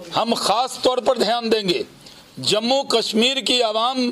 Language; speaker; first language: Hindi; native; Hindi